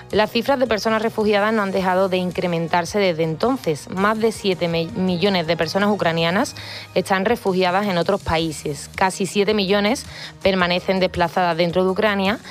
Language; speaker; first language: Spanish; native; Spanish